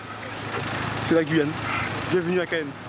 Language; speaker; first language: French; native; French